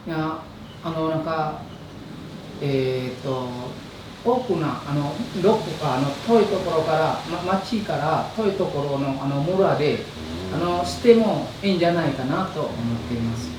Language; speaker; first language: Japanese; non-native, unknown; Indonesian